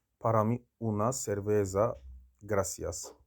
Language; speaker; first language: Spanish; non-native, learner; Turkish